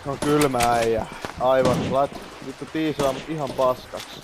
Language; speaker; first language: Finnish; native; Finnish